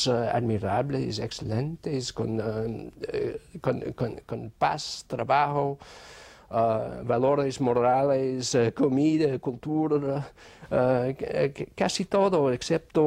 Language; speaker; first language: Spanish; non-native, fluent; English